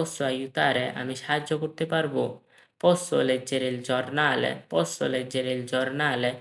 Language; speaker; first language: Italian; non-native, learner; Bangla